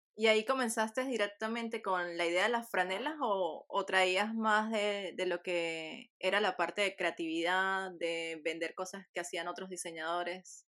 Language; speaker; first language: Spanish; native; Spanish